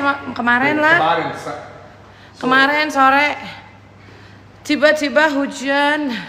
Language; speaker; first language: Indonesian; native; Indonesian